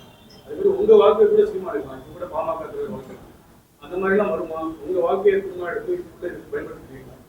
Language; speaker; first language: Tamil; native; Tamil